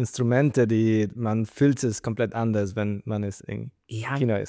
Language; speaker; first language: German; non-native, fluent; Spanish